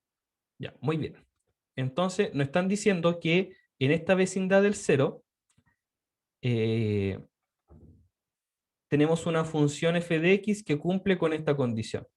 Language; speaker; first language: Spanish; native; Spanish